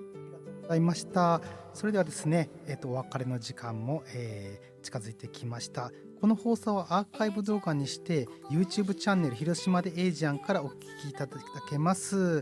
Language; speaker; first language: Japanese; native; Japanese